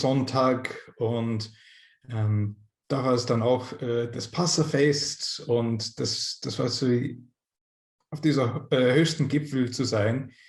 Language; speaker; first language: German; non-native, fluent; English